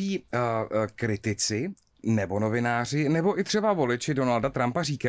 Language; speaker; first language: Czech; native; Czech